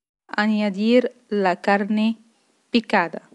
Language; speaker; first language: Spanish; non-native, fluent; Arabic